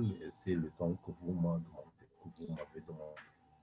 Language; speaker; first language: French; non-native, fluent; Arabic